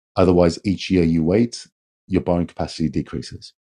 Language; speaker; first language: English; native; English